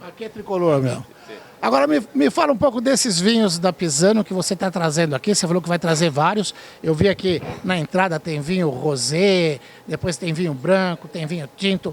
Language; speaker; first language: Portuguese; native; Portuguese